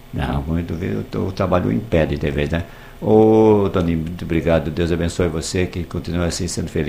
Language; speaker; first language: Portuguese; native; Portuguese